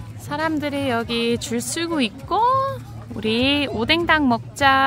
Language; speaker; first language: Korean; non-native, fluent; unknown